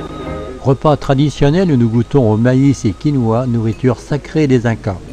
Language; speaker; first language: French; native; French